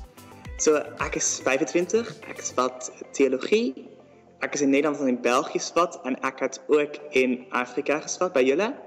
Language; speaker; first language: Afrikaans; non-native, learner; Dutch